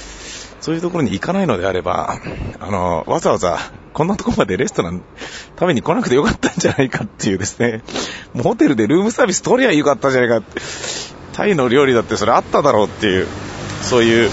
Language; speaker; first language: Japanese; native; Japanese